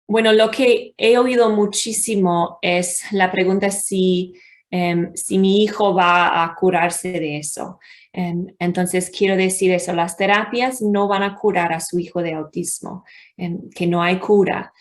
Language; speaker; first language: Spanish; non-native, fluent; English